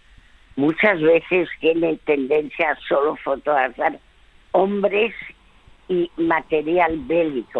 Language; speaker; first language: Spanish; early bilingual, other home language; French